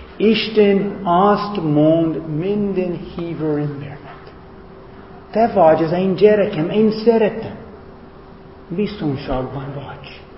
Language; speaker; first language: Hungarian; non-native, fluent; English